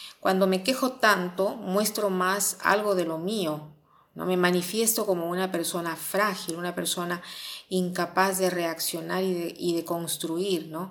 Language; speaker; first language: Spanish; non-native, fluent; Italian